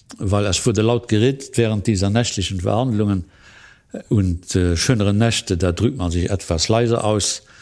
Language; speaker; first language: German; non-native, local second language; Luxembourgish